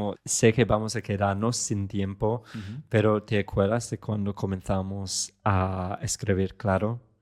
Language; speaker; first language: Spanish; non-native, fluent; English